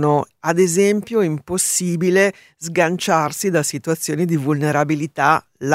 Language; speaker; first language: Italian; native; Italian